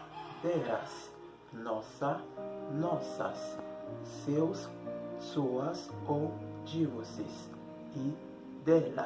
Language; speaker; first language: Portuguese; non-native, fluent; Haitian Creole